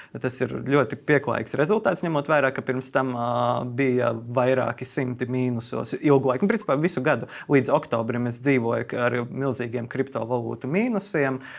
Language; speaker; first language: Latvian; native; Latvian